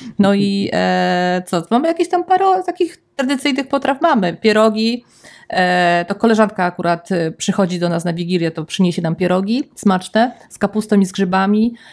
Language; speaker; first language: Polish; native; Polish